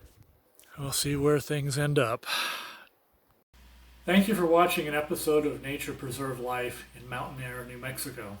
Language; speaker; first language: English; native; English